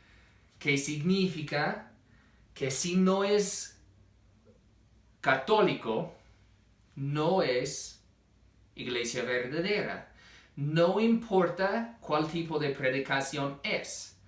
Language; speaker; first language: Spanish; non-native, fluent; English